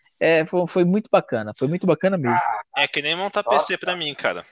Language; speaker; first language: Portuguese; native; Portuguese